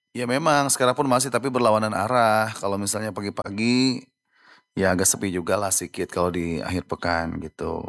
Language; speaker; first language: Indonesian; native; Indonesian